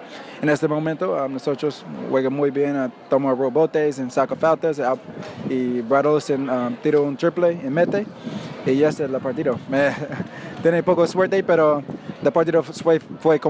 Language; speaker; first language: Spanish; non-native, learner; English